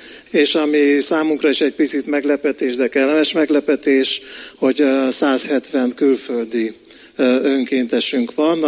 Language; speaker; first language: Hungarian; native; Hungarian